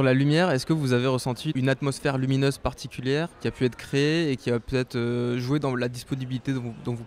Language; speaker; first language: French; native; French